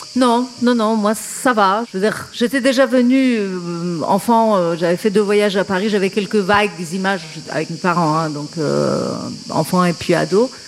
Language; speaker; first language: French; non-native, fluent; Persian